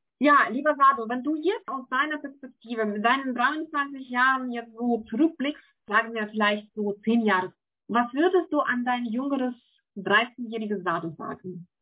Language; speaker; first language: German; native; German